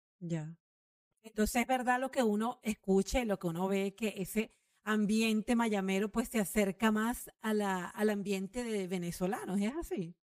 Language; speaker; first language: Spanish; native; Spanish